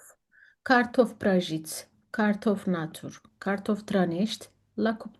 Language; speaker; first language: Romanian; non-native, learner; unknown